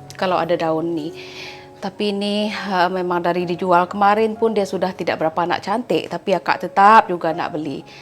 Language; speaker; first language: Malay; non-native, local second language; Iban